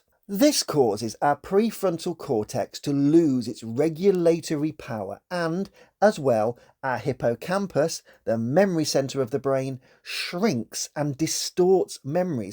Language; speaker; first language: English; native; English